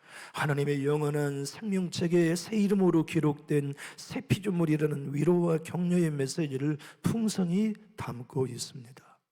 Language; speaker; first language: Korean; native; Korean